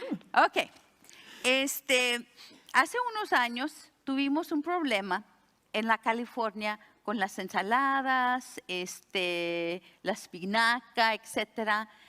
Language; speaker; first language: Spanish; early bilingual, heritage; Spanish